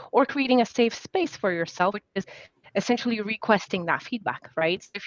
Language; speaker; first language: English; non-native, fluent; Polish